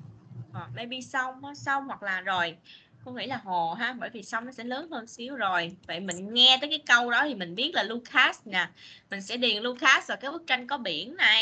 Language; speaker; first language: Vietnamese; native; Vietnamese